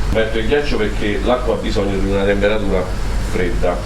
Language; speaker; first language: Italian; native; Italian